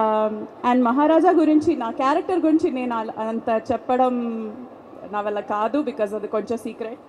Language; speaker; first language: Telugu; non-native, fluent; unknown